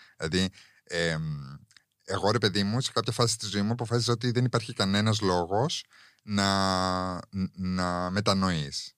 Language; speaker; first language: Greek; early bilingual, heritage; Greek